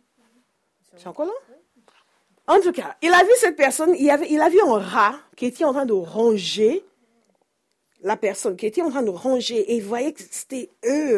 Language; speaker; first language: French; non-native, fluent; English